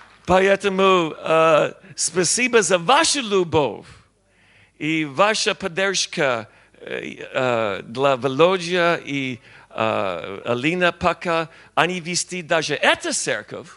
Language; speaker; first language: Russian; non-native, learner; English